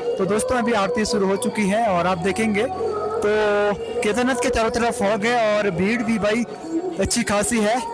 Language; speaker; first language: Hindi; native; Hindi